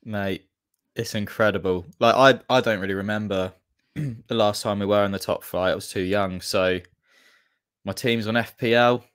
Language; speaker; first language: English; native; English